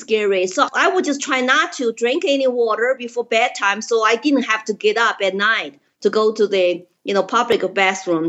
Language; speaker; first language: English; non-native, fluent; Chinese